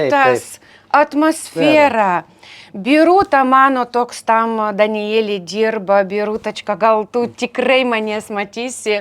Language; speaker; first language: Lithuanian; non-native, learner; Ukrainian